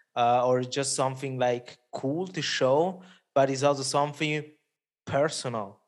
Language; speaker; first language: English; non-native, fluent; Italian